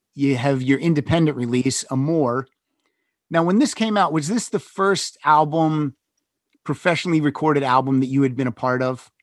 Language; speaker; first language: English; native; English